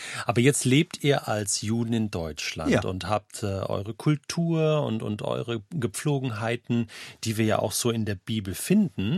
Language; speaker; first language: German; native; German